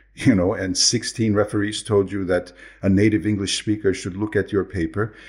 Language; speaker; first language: English; non-native, fluent; Portuguese